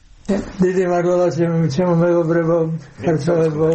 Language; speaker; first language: Georgian; non-native, fluent; Czech